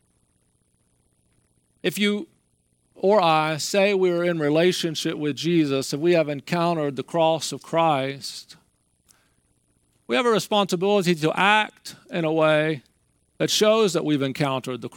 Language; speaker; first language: English; native; English